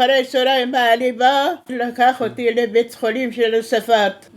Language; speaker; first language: Hebrew; non-native, learner; Persian